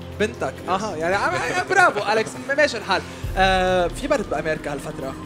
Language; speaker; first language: Arabic; native; Arabic